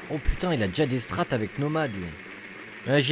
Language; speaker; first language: French; native; French